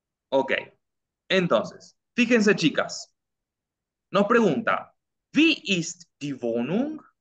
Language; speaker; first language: German; non-native, fluent; Spanish